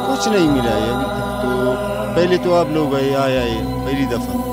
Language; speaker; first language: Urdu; non-native, local second language; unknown